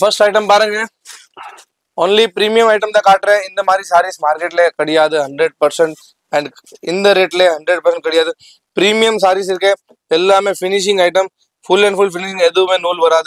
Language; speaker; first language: Tamil; non-native, local second language; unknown